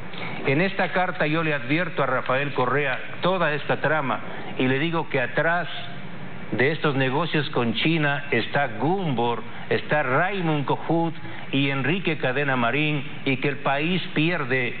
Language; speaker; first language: Spanish; native; Spanish